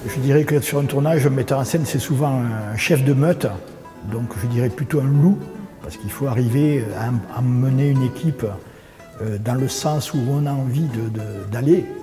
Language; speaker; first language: French; native; French